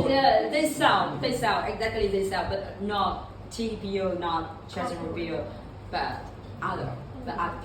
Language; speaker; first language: English; non-native, fluent; Vietnamese